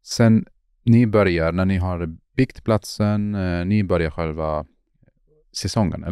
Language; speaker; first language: Swedish; non-native, fluent; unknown